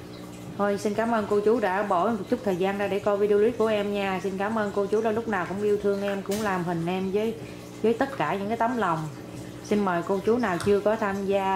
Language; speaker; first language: Vietnamese; native; Vietnamese